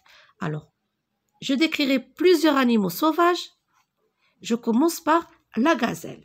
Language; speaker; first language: French; non-native, local second language; Arabic